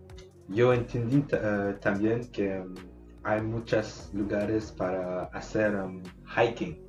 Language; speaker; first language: Spanish; non-native, learner; English